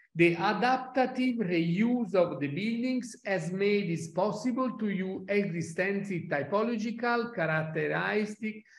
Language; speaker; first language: English; non-native, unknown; Italian